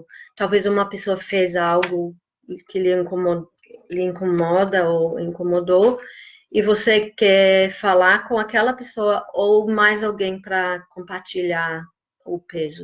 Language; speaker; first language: Portuguese; non-native, fluent; English